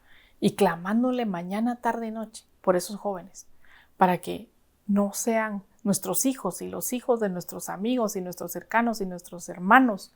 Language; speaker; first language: Spanish; native; Spanish